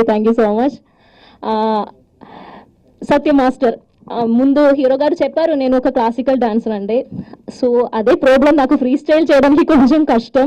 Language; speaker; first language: Telugu; non-native, learner; Malayalam